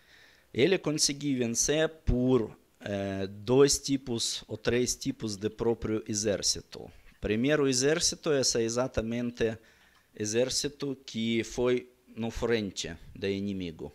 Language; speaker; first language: Portuguese; non-native, learner; Russian